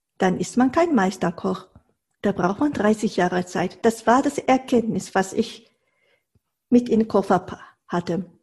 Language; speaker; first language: German; non-native, fluent; Japanese